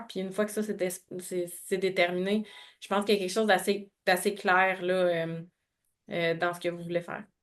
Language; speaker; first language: French; native; French